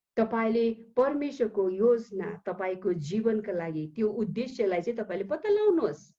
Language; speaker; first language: Nepali; early bilingual, heritage; Nepali